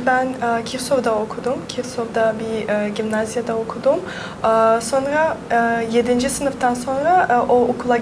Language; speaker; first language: Turkish; non-native, fluent; Russian